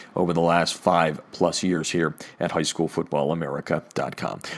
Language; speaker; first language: English; native; English